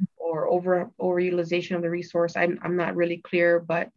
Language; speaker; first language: English; native; English